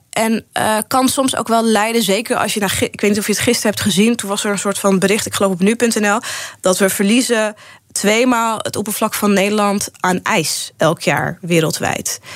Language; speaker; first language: Dutch; early bilingual, other home language; Arabic